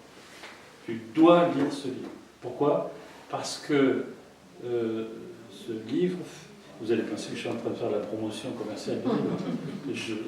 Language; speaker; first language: French; native; French